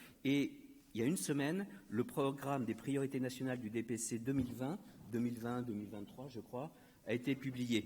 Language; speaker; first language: French; native; French